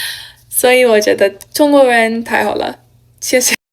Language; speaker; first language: Chinese; non-native, learner; English